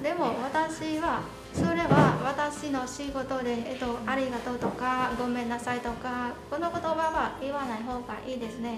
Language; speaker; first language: Japanese; non-native, learner; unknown